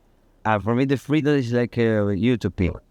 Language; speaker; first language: English; non-native, learner; Spanish